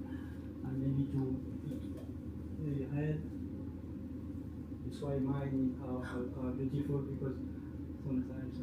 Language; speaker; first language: English; non-native, learner; French